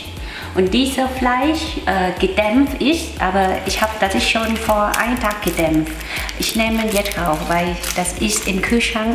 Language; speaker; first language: German; non-native, learner; Vietnamese